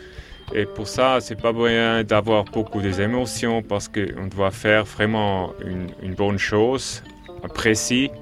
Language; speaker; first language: French; non-native, local second language; German